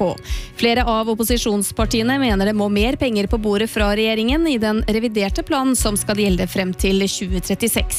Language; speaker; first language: Norwegian; native; Norwegian